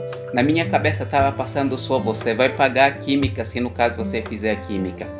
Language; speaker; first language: Portuguese; non-native, local second language; Upper Guinea Crioulo